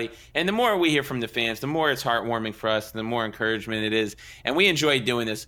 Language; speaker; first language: English; native; English